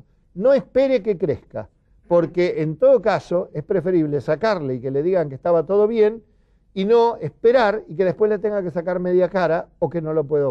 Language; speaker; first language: Spanish; native; Spanish